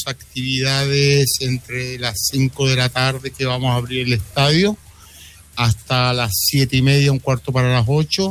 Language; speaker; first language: Spanish; native; Spanish